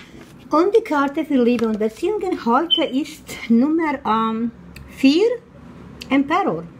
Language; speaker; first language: German; non-native, fluent; Croatian